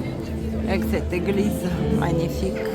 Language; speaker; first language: French; non-native, learner; Russian